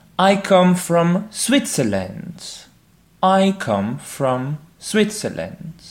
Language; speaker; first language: English; non-native, fluent; French